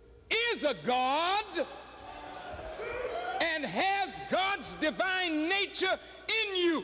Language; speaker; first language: English; native; English